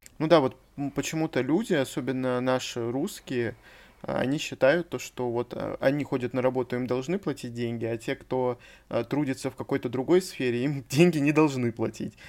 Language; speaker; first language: Russian; native; Russian